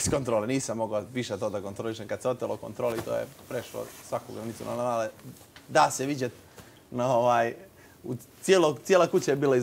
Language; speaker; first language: Serbian; native; Serbian